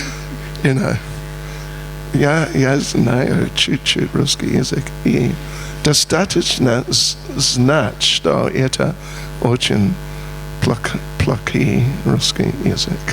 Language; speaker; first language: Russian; non-native, learner; English